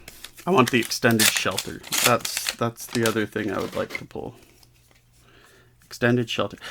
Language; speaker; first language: English; native; English